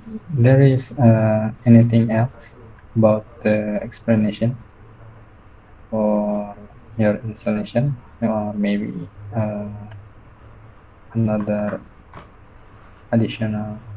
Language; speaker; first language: English; non-native, fluent; Indonesian